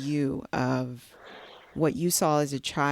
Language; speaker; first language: English; native; English